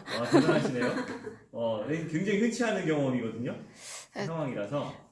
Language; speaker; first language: Korean; native; Korean